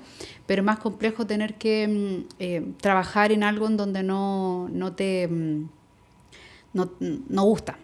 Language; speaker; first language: Spanish; native; Spanish